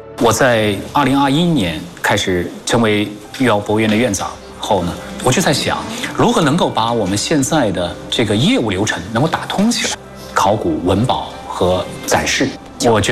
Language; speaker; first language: Chinese; native; Chinese